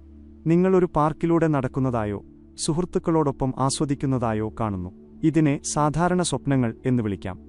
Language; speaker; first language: Malayalam; native; Malayalam